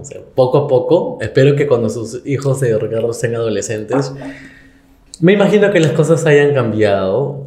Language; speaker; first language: Spanish; native; Spanish